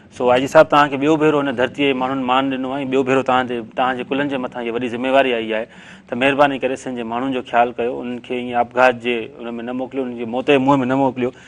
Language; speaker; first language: Sindhi; native; Sindhi